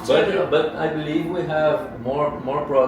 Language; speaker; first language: English; non-native, learner; Portuguese